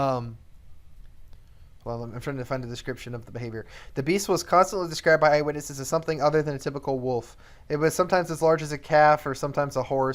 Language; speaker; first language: English; native; English